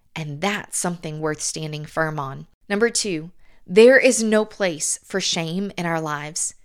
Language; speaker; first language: English; native; English